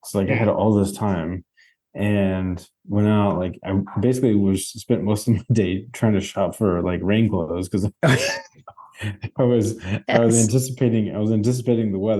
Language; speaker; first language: English; native; English